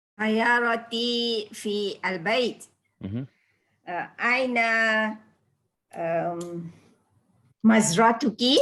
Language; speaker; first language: Arabic; non-native, learner; Malay